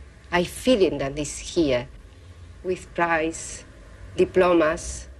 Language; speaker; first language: English; non-native, learner; Spanish